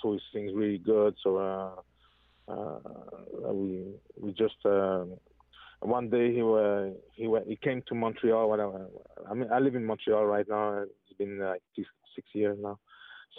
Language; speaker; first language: English; non-native, fluent; French